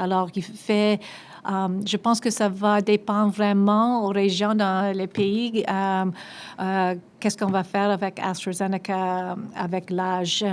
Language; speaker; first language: French; non-native, local second language; English